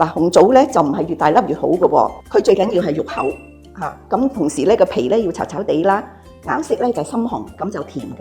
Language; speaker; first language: Cantonese; native; Cantonese